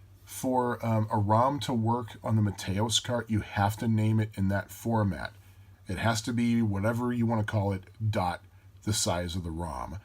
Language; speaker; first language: English; native; English